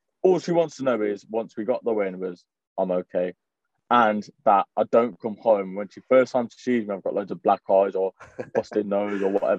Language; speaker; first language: English; native; English